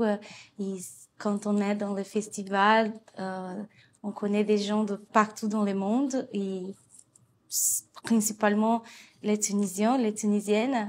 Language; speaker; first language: French; non-native, fluent; Portuguese